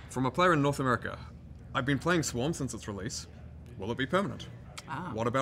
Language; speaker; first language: English; native; English